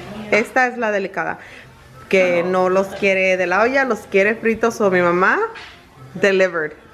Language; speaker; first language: Spanish; early bilingual, heritage; Spanish